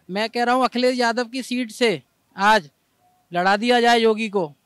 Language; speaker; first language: Hindi; native; Hindi